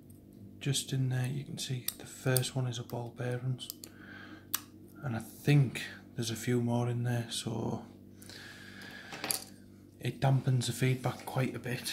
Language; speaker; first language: English; native; English